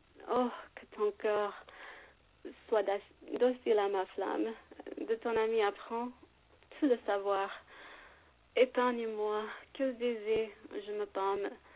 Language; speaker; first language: French; non-native, fluent; English